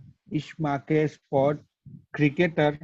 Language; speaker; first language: German; non-native, learner; Gujarati